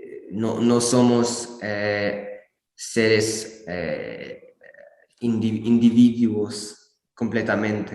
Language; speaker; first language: Spanish; non-native, learner; English